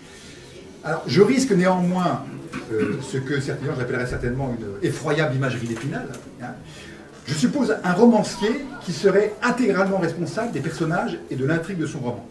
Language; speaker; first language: French; native; French